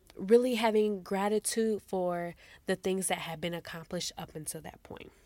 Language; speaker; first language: English; native; English